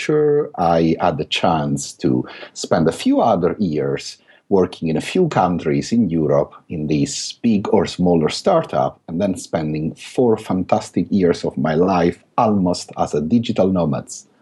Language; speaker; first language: English; non-native, fluent; Italian